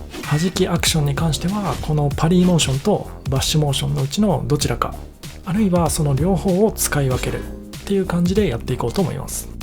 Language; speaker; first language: Japanese; native; Japanese